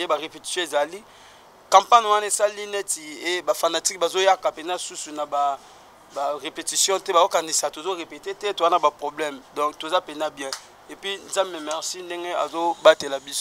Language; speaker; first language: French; non-native, local second language; Lingala